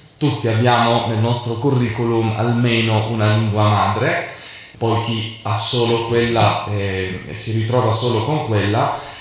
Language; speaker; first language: Italian; non-native, fluent; Arabic